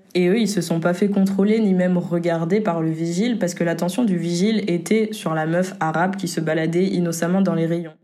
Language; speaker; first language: French; native; French